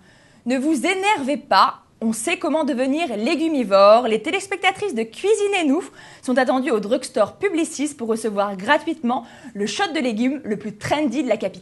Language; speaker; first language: French; native; French